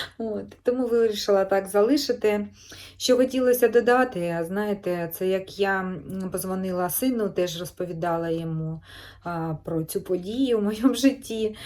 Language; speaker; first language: Ukrainian; native; Ukrainian